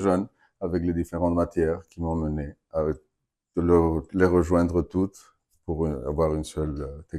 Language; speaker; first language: French; non-native, fluent; Spanish